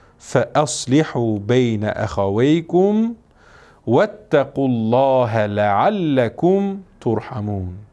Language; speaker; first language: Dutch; early bilingual, other home language; Turkish